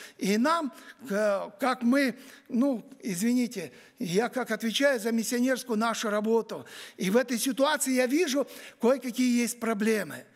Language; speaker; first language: Russian; native; Russian